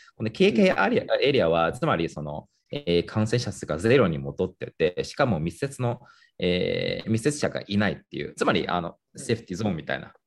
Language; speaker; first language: Japanese; non-native, fluent; Chinese